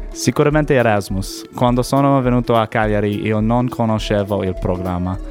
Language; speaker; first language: Italian; non-native, learner; English